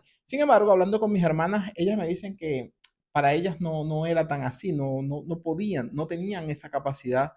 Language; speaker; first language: Spanish; native; Spanish